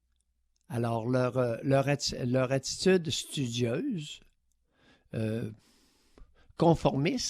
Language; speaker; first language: French; native; French